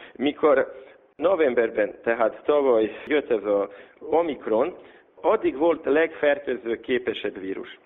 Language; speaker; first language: Hungarian; non-native, local second language; Serbian